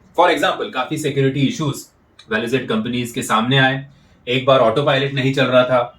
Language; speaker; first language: Hindi; non-native, local second language; Marathi